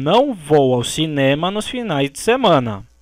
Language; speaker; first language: Portuguese; native; Portuguese